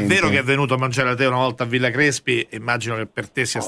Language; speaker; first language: Italian; native; Italian